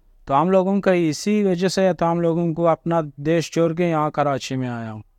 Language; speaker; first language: Urdu; non-native, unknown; Persian